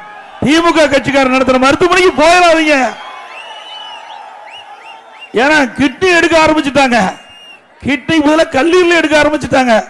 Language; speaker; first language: Tamil; native; Tamil